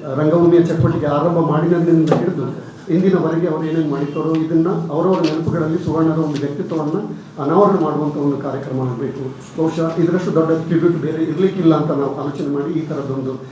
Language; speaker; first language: Kannada; native; Kannada